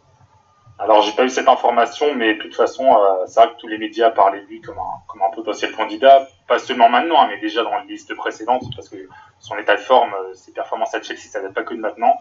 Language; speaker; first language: French; native; French